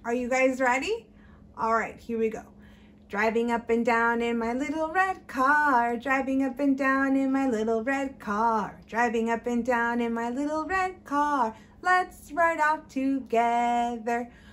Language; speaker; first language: English; early bilingual, other home language; Spanish